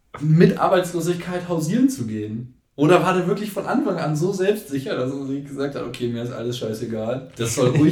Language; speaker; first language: German; native; German